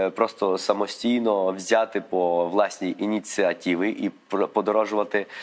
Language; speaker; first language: Ukrainian; non-native, fluent; Spanish